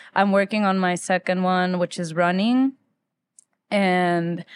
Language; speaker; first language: English; early bilingual, other home language; Spanish